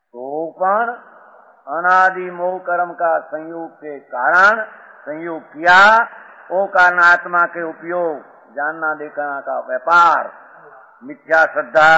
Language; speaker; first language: Hindi; non-native, local second language; Gujarati